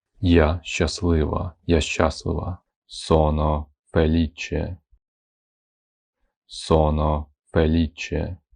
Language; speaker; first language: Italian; non-native, fluent; Ukrainian